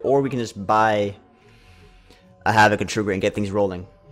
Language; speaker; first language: English; early bilingual, other home language; Spanish